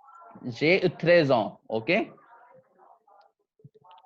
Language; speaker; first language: French; non-native, fluent; Hindi